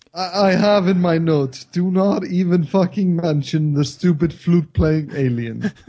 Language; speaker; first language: English; non-native, fluent; Icelandic